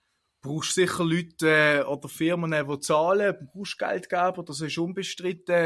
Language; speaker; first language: German; native; German